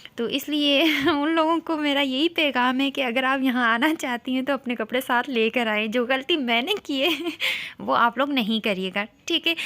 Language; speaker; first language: Urdu; native; Urdu